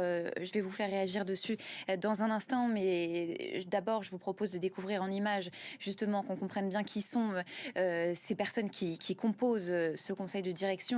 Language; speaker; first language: French; native; French